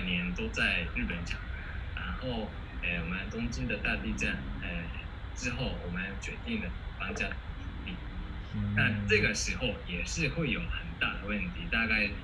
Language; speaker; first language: Chinese; non-native, fluent; Japanese